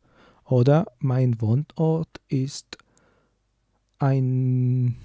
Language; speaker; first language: German; non-native, learner; Spanish